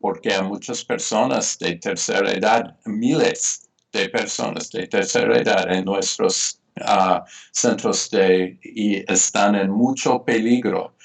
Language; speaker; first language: Spanish; non-native, fluent; English